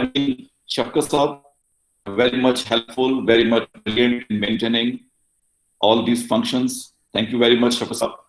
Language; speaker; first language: English; non-native, local second language; Urdu